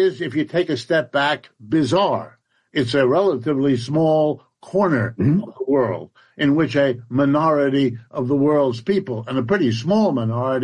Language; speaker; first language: English; early bilingual, other home language; German